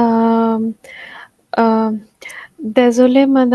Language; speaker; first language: French; non-native, learner; Hindi